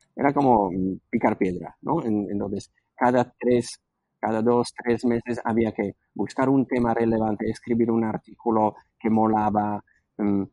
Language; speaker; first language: Spanish; non-native, fluent; Slovak